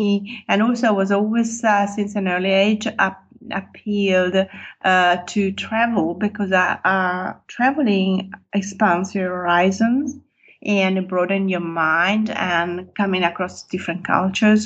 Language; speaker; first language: English; non-native, fluent; Italian